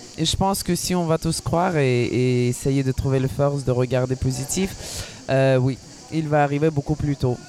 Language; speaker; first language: French; non-native, fluent; Ukrainian